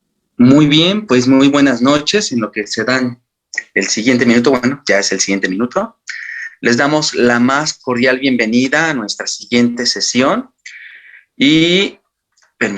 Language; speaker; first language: Spanish; native; Spanish